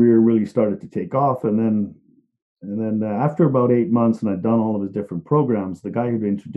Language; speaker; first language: English; native; English